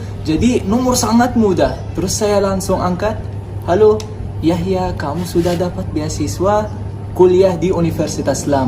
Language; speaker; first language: Indonesian; non-native, fluent; Arabic